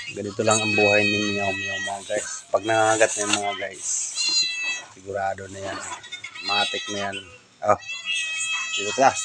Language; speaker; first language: Filipino; non-native, local second language; Cebuano